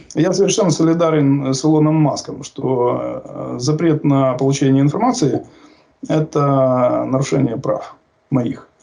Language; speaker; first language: Russian; native; Russian